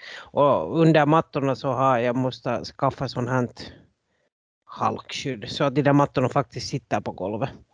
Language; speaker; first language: Swedish; native; Swedish